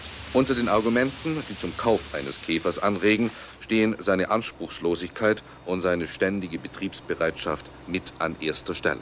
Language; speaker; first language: German; native; German